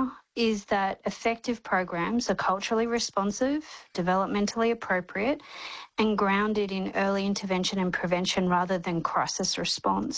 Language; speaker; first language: English; native; English